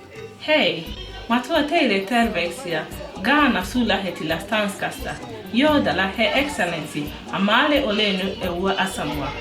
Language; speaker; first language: Finnish; non-native, learner; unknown